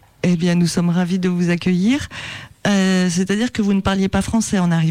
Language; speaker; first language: French; native; French